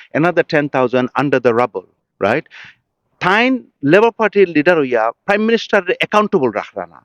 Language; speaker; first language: English; early bilingual, other home language; Bangla